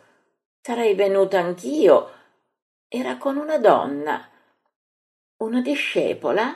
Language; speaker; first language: Italian; native; Italian